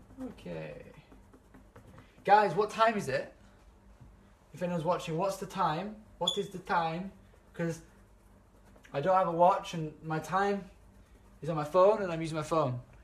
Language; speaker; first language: English; native; English